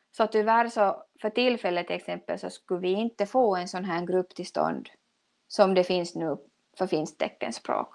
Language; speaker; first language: Swedish; native; Swedish